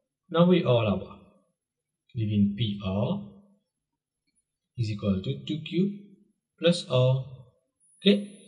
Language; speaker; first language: English; non-native, local second language; Morisyen